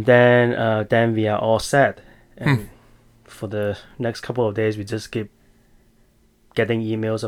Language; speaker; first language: English; non-native, local second language; Chinese